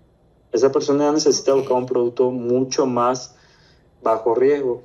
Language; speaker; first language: Spanish; native; Spanish